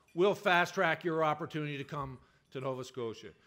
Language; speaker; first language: English; native; English